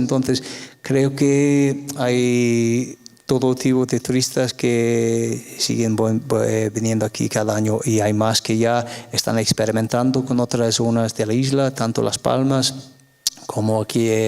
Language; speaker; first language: Spanish; non-native, fluent; English